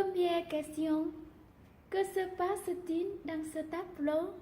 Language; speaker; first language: French; non-native, learner; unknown